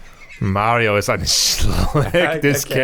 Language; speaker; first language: German; non-native, learner; English